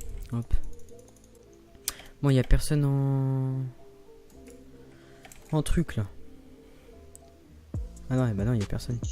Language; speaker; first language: French; native; French